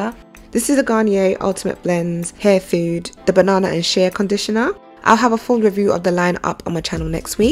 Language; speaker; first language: English; native; English